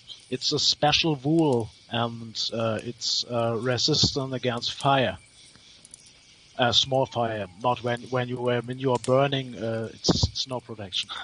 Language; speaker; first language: English; non-native, learner; German